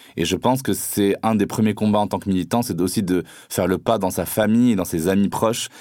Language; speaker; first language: French; non-native, local second language; Arabic